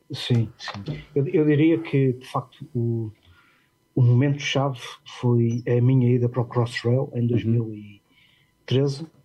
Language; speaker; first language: Portuguese; native; Portuguese